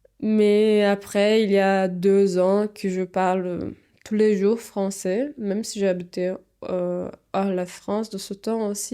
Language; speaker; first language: French; non-native, fluent; Portuguese